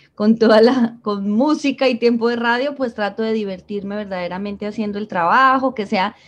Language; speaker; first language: Spanish; native; Spanish